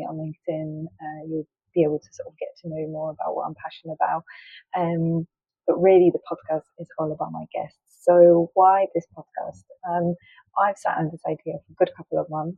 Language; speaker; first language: English; non-native, fluent; Polish